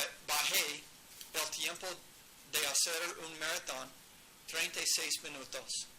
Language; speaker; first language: Spanish; non-native, learner; English